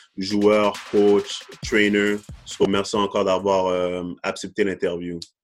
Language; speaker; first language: French; native; French